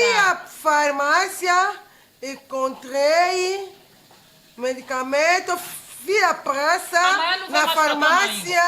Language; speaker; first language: Portuguese; non-native, learner; Lingala